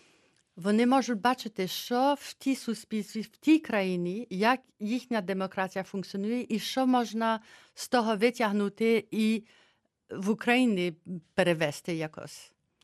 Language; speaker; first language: Ukrainian; early bilingual, heritage; Ukrainian